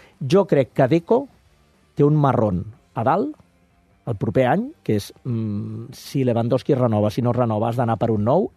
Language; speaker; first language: Catalan; native; Catalan